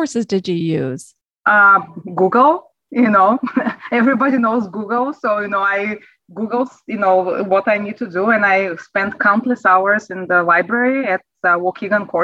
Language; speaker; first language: English; non-native, fluent; Bulgarian